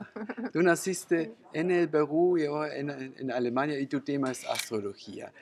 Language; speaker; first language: Spanish; non-native, fluent; German